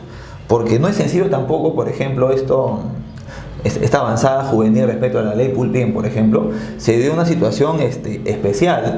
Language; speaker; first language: Spanish; native; Spanish